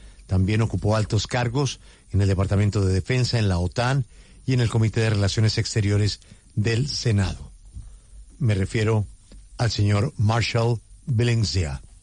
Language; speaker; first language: Spanish; native; Spanish